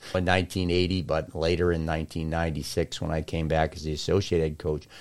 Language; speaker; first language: English; native; English